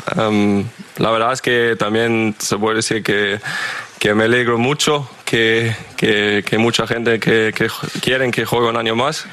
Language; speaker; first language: Spanish; non-native, fluent; German